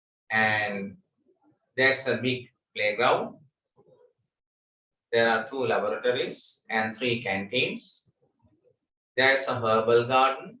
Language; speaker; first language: English; non-native, local second language; Sinhala